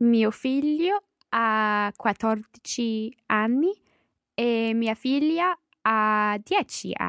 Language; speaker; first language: Italian; non-native, learner; English